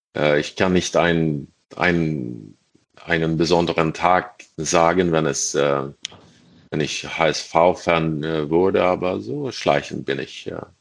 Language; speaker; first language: German; non-native, fluent; Swedish